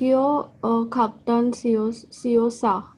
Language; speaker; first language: Spanish; non-native, learner; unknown